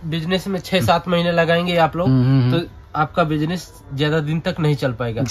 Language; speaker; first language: Hindi; native; Hindi